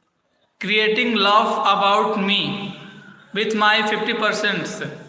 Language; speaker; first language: English; non-native, learner; Hindi